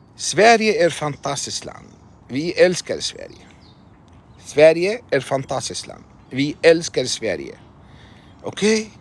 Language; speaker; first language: Swedish; non-native, fluent; Arabic